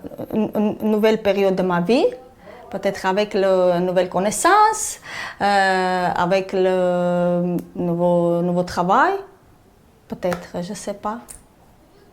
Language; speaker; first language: French; non-native, learner; Armenian